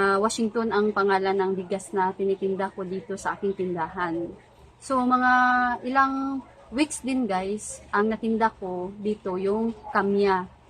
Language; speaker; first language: Filipino; non-native, local second language; Cebuano